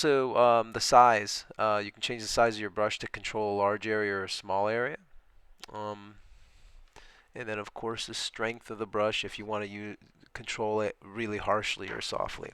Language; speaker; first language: English; native; English